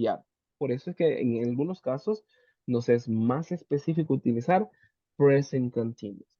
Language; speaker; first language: Spanish; native; Spanish